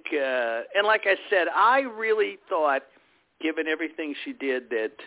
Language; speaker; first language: English; native; English